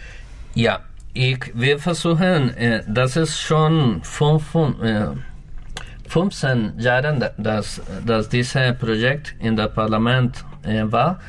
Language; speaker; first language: German; non-native, learner; Spanish